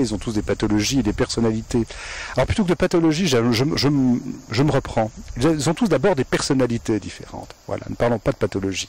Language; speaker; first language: French; native; French